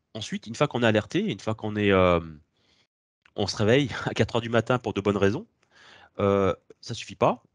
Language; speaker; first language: French; native; French